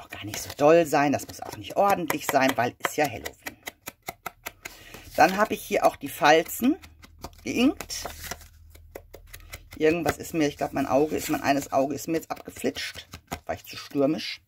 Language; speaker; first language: German; native; German